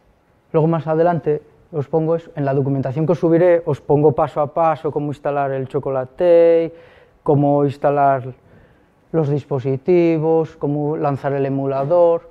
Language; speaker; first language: Spanish; native; Spanish